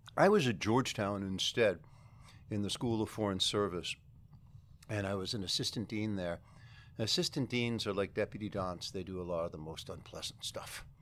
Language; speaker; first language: English; native; English